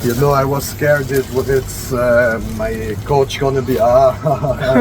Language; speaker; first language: English; non-native, learner; German